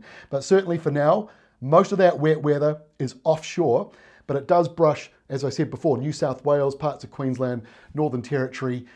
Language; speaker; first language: English; native; English